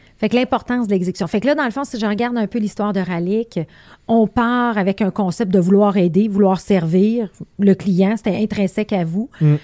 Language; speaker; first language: French; native; French